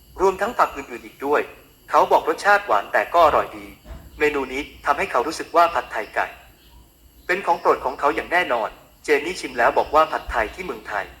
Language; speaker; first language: Thai; native; Thai